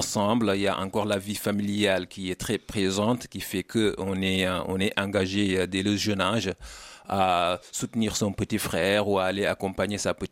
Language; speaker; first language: French; non-native, local second language; Wolof